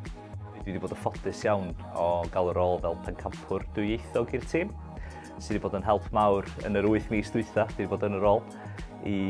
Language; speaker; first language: Welsh; native; Welsh